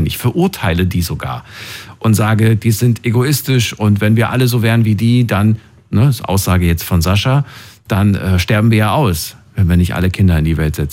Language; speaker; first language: German; native; German